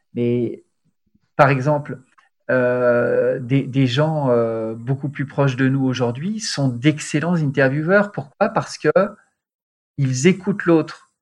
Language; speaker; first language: French; native; French